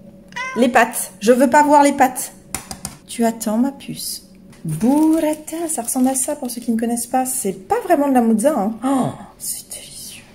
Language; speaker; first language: French; native; French